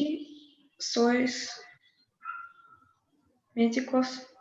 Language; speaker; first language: Spanish; non-native, learner; Russian